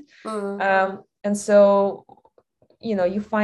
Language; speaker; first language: English; non-native, fluent; Russian